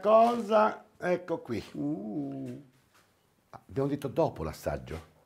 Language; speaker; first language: Italian; native; Italian